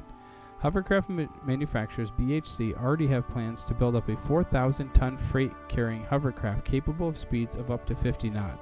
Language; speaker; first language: English; native; English